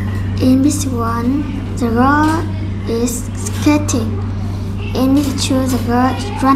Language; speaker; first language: English; non-native, learner; Vietnamese